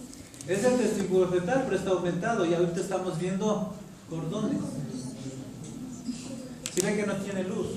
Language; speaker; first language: Spanish; native; Spanish